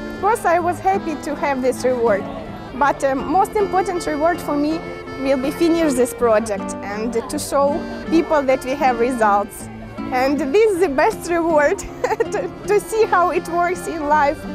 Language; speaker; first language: English; non-native, learner; Ukrainian